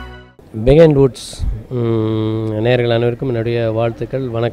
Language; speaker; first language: Tamil; native; Tamil